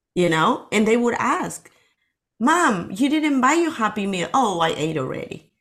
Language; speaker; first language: English; non-native, fluent; Spanish